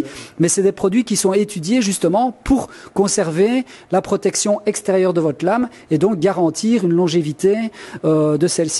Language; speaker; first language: French; native; French